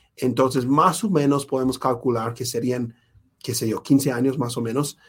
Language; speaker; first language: Spanish; non-native, fluent; English